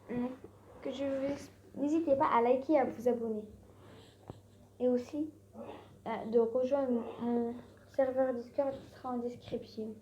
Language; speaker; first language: French; native; French